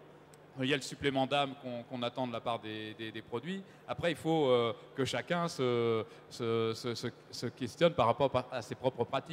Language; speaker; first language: French; native; French